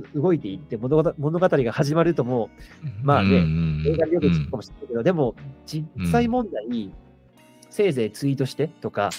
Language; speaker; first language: Japanese; native; Japanese